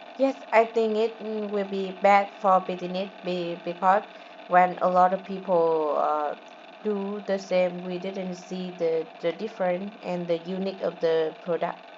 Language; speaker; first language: English; non-native, learner; Vietnamese